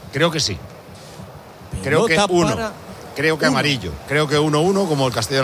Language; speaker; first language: Spanish; native; Spanish